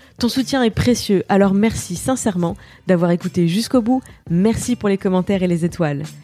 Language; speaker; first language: French; native; French